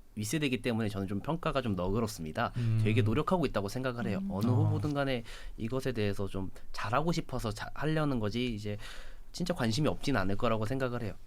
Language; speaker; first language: Korean; native; Korean